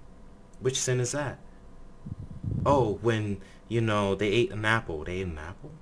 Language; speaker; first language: English; native; English